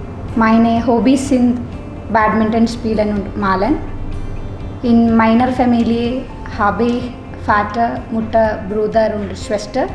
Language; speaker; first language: German; non-native, learner; Malayalam